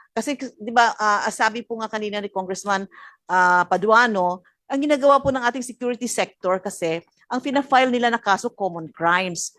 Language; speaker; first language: Filipino; non-native, local second language; Hiligaynon